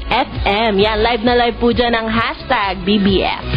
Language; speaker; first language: Filipino; native; Filipino